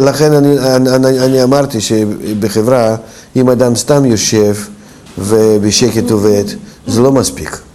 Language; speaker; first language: Hebrew; non-native, fluent; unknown